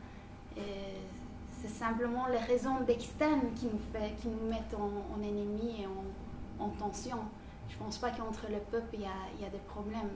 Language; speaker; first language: French; early bilingual, other home language; Turkish